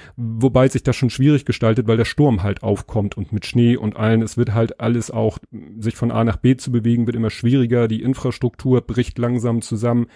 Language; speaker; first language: German; native; German